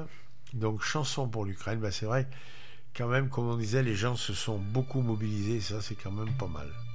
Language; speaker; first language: French; native; French